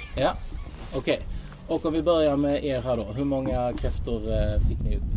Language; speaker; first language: Swedish; native; Swedish